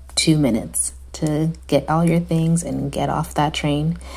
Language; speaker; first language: English; native; English